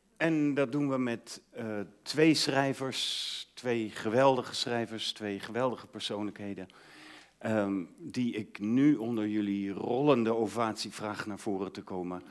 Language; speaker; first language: Dutch; native; Dutch